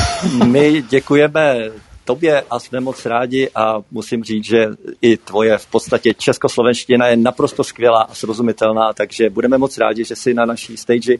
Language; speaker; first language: Czech; native; Czech